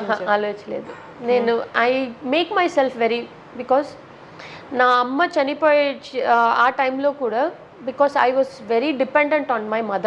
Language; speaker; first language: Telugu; non-native, local second language; Tamil